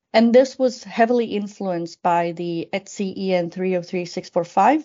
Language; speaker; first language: English; non-native, fluent; Spanish